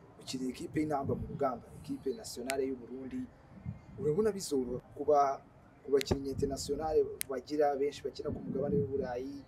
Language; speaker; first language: Kinyarwanda; native; Kinyarwanda